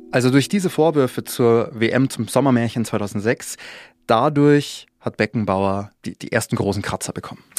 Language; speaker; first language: German; native; German